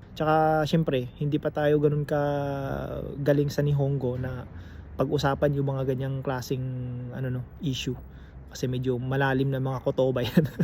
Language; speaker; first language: Filipino; native; Filipino